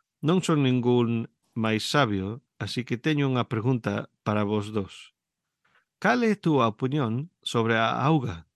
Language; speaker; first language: Galician; early bilingual, heritage; Galician